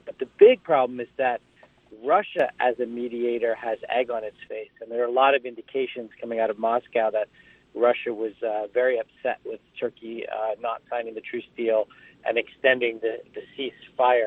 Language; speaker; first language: English; native; English